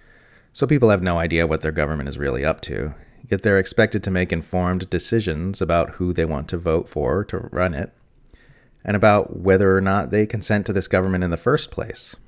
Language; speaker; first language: English; native; English